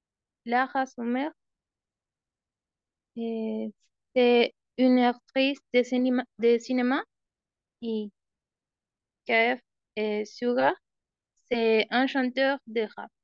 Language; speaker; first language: French; non-native, learner; Spanish